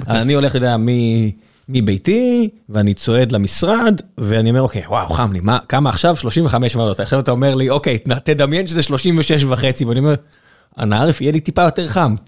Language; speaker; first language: Hebrew; native; Hebrew